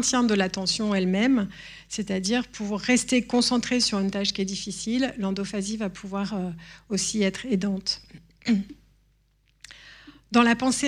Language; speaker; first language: French; native; French